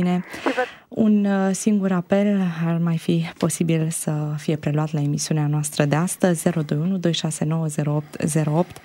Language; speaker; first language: Romanian; native; Romanian